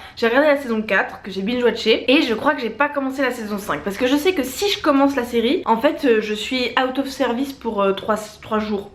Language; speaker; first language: French; native; French